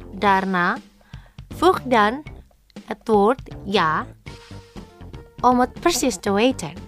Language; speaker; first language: Dutch; non-native, learner; Indonesian